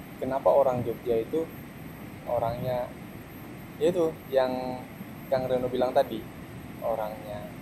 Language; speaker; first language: Indonesian; non-native, fluent; German